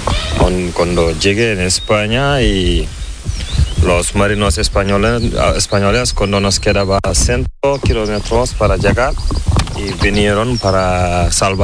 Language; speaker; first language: Spanish; non-native, learner; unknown